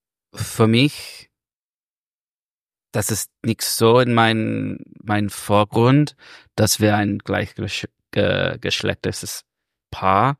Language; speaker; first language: German; non-native, learner; English